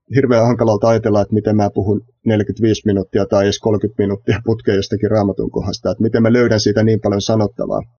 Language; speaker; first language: Finnish; native; Finnish